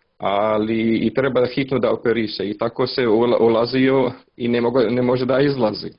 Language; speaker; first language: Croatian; non-native, learner; Arabic